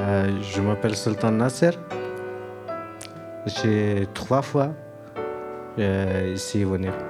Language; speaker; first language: French; non-native, learner; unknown